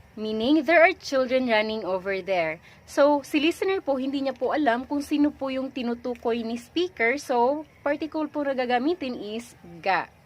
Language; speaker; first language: Filipino; native; Filipino